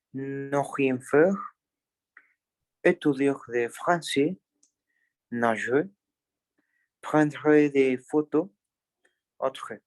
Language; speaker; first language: French; non-native, learner; Spanish